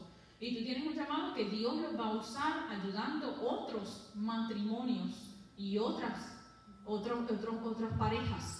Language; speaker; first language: Spanish; early bilingual, heritage; Spanish